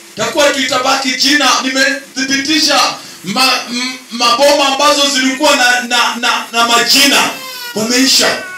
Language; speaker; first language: Swahili; non-native, local second language; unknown